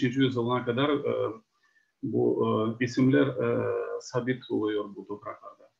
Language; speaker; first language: Turkish; non-native, fluent; Ukrainian